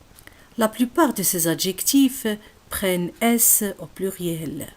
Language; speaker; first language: French; non-native, local second language; Arabic